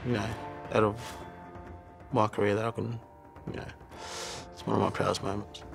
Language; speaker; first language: English; native; English